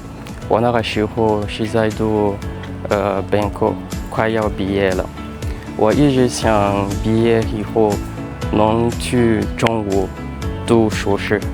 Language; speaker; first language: Chinese; non-native, learner; French